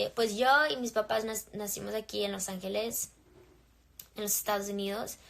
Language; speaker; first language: Spanish; early bilingual, other home language; English